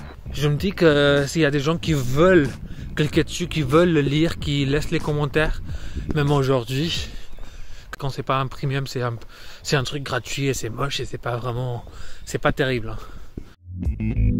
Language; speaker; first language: French; non-native, fluent; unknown